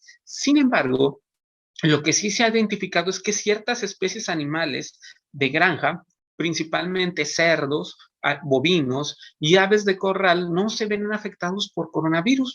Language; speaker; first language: Spanish; native; Spanish